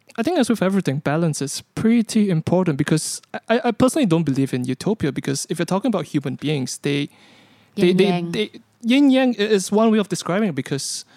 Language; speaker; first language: English; native; English